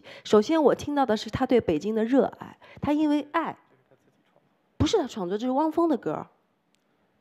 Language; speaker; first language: Chinese; native; Chinese